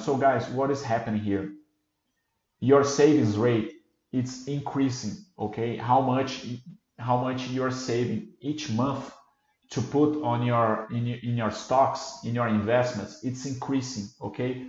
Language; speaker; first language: English; non-native, fluent; Portuguese